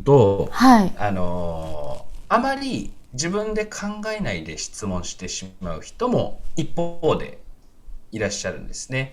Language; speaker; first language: Japanese; native; Japanese